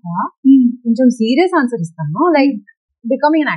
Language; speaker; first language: Telugu; non-native, learner; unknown